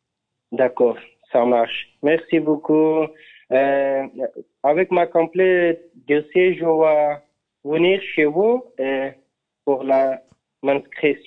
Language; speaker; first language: French; non-native, learner; Persian